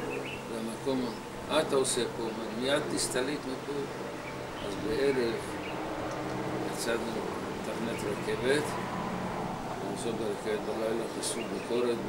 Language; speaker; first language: Hebrew; non-native, fluent; Hungarian